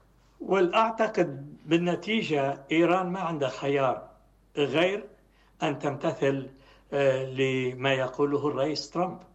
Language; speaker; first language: Arabic; native; Arabic